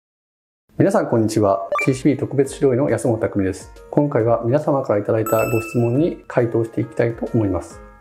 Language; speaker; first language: Japanese; native; Japanese